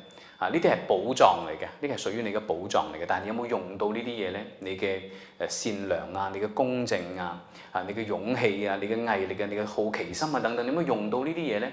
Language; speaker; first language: Cantonese; native; Cantonese